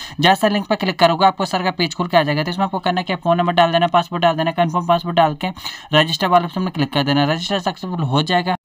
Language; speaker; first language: Hindi; native; Hindi